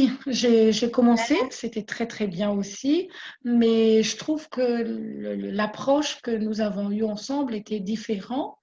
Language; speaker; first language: French; non-native, local second language; Malagasy